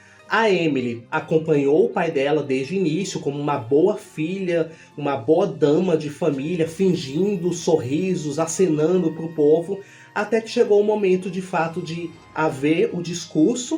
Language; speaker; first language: Portuguese; native; Portuguese